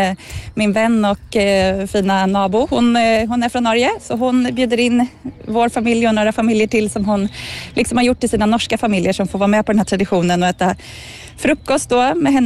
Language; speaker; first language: Swedish; native; Swedish